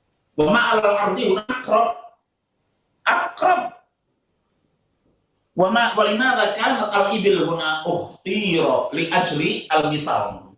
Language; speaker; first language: Arabic; non-native, fluent; Indonesian